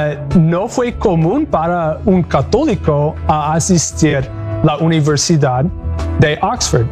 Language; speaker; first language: Spanish; non-native, learner; English